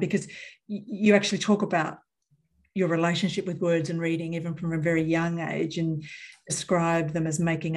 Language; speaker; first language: English; native; English